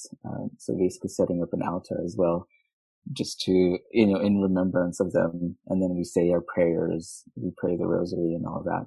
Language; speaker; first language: English; non-native, local second language; Filipino